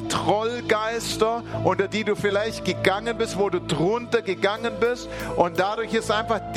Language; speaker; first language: German; native; German